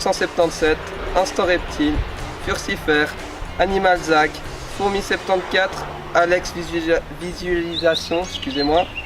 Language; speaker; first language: French; native; French